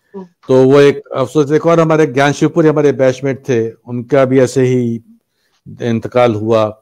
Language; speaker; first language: Hindi; native; Hindi